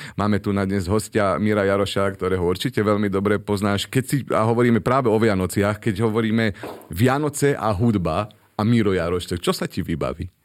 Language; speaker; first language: Slovak; native; Slovak